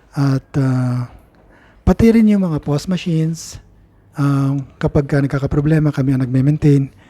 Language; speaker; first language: Filipino; native; Filipino